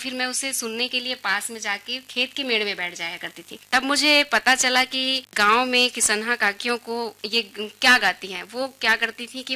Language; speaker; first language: Hindi; native; Hindi